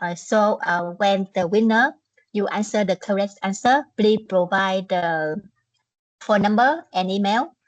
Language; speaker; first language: English; non-native, learner; Vietnamese